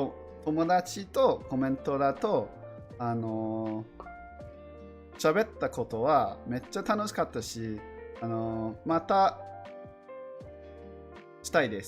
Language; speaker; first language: Japanese; non-native, learner; English